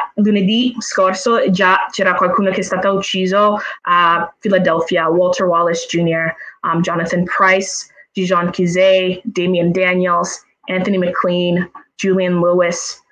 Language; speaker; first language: Italian; non-native, fluent; English